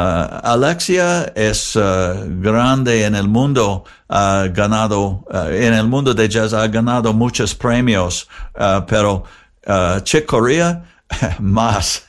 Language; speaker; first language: Spanish; non-native, learner; English